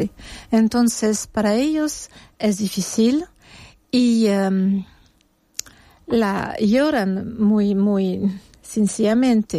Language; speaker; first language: Spanish; non-native, fluent; French